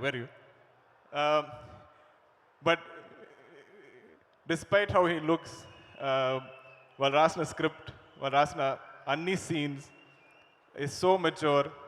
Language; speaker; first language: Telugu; non-native, learner; Malayalam